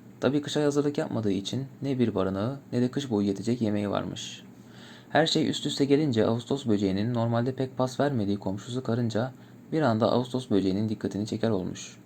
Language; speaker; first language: Turkish; native; Turkish